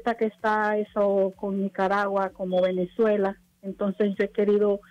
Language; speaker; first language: Spanish; native; Spanish